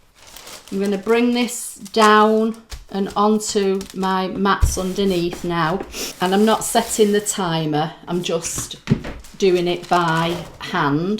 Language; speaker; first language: English; native; English